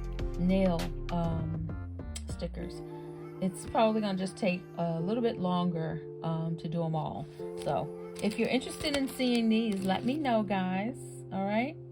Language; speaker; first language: English; native; English